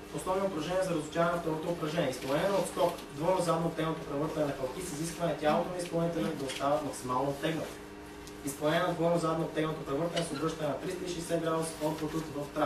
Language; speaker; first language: Bulgarian; native; Bulgarian